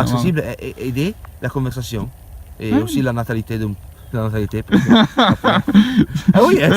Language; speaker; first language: French; non-native, learner; Italian